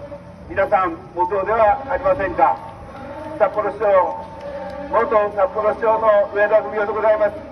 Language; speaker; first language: Japanese; native; Japanese